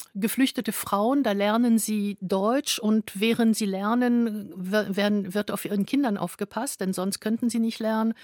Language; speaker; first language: German; non-native, fluent; French